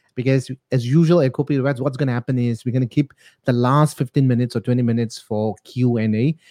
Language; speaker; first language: English; non-native, local second language; Tamil